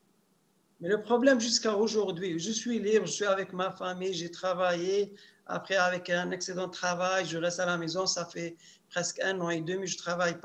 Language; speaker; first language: French; non-native, local second language; Arabic